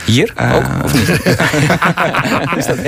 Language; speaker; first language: Dutch; native; Dutch